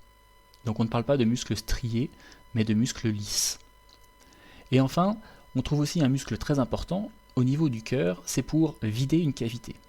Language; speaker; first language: French; native; French